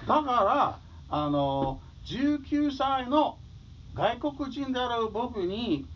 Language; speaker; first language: Japanese; non-native, fluent; English